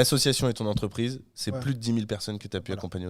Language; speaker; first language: French; native; French